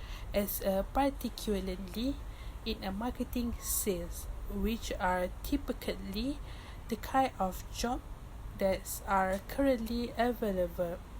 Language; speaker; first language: English; non-native, local second language; Malay